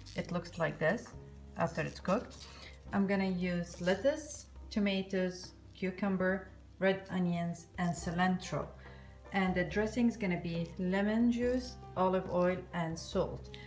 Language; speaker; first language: English; non-native, fluent; Arabic